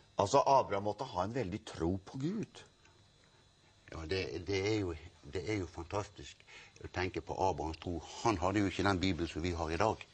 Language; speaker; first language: Norwegian; native; Norwegian